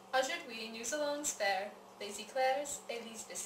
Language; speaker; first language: French; non-native, learner; English